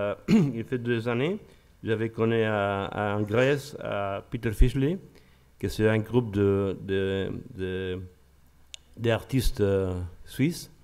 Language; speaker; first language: French; non-native, learner; Spanish